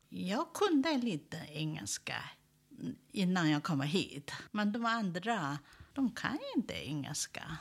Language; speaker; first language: Swedish; non-native, learner; Chinese